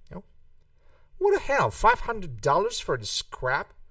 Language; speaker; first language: English; non-native, fluent; Hungarian